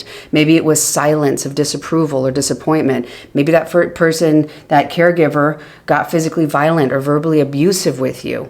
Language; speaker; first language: English; native; English